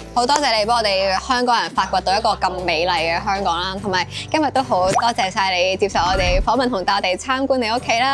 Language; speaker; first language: Cantonese; native; Cantonese